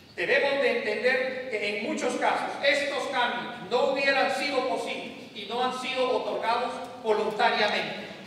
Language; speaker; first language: Spanish; native; Spanish